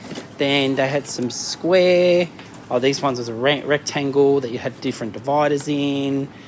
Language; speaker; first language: English; native; English